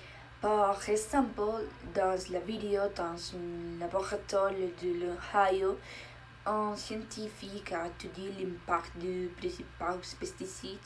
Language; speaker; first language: French; non-native, learner; Spanish